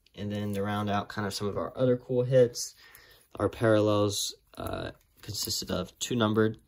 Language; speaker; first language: English; native; English